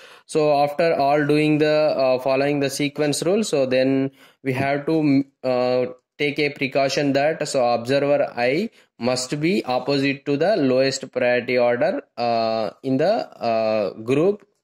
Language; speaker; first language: English; non-native, local second language; Telugu